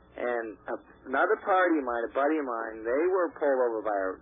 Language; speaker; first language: English; native; English